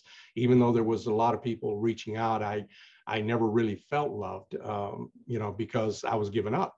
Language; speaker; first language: English; native; English